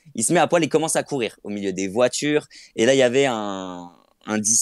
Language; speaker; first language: French; native; French